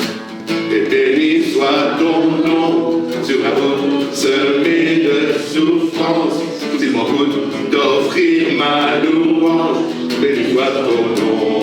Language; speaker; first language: French; native; French